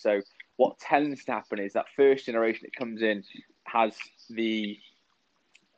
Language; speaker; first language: English; native; English